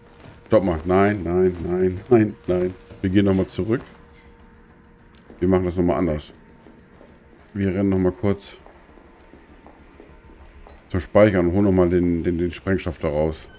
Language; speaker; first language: German; native; German